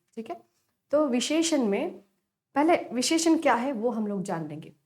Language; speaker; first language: Hindi; non-native, local second language; Kannada